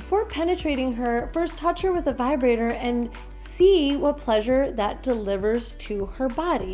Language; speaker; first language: English; native; English